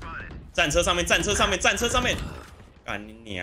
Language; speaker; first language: Chinese; native; Chinese